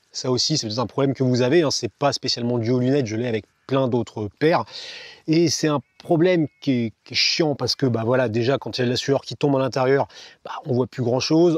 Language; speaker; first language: French; native; French